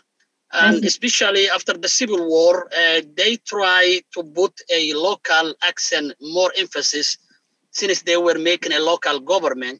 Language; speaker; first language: English; non-native, fluent; Somali